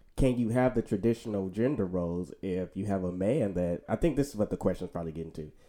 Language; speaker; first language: English; native; English